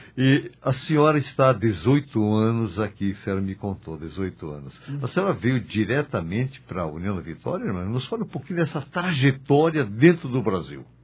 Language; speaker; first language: Portuguese; native; Portuguese